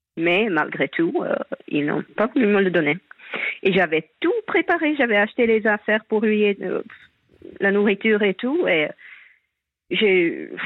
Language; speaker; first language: French; non-native, fluent; Finnish